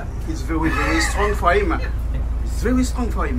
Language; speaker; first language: English; non-native, learner; French